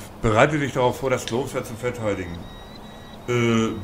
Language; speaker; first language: German; native; German